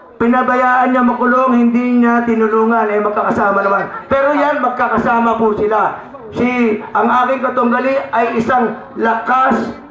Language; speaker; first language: Filipino; native; Filipino